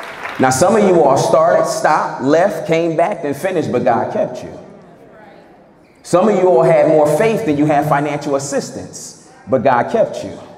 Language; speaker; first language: English; native; English